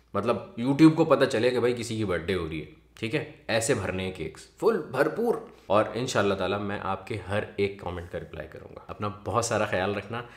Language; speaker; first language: Hindi; native; Hindi